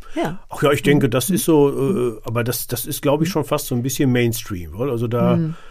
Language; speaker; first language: German; native; German